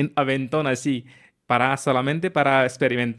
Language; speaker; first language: Spanish; non-native, learner; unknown